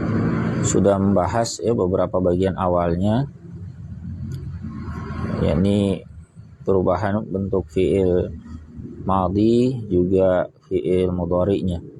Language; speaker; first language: Indonesian; native; Indonesian